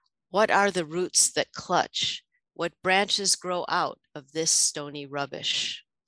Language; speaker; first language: English; native; English